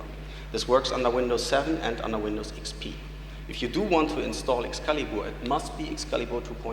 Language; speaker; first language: English; non-native, fluent; German